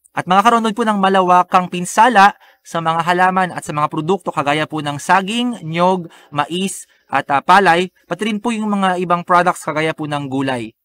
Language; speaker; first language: Filipino; non-native, local second language; Bikol